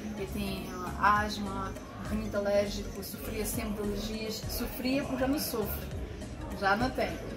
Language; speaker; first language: Portuguese; non-native, fluent; Ukrainian